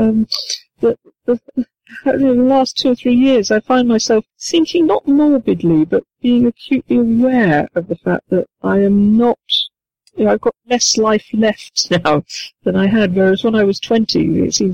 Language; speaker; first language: English; native; English